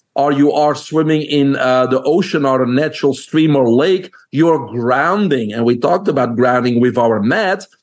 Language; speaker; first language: English; non-native, fluent; French